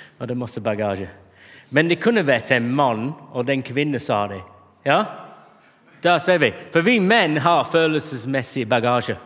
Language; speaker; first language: Norwegian; non-native, fluent; English